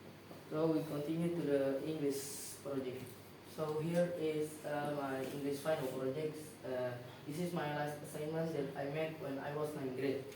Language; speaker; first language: English; non-native, learner; Indonesian